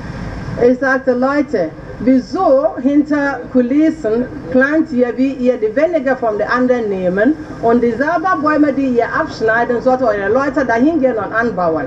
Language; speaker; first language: German; non-native, learner; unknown